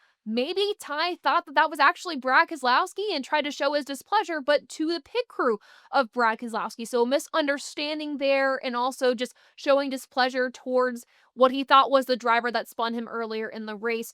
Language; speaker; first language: English; native; English